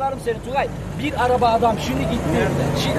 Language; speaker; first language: Turkish; native; Turkish